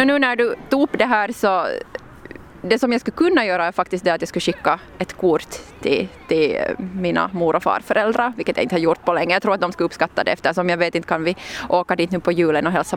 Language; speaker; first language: Swedish; native; Swedish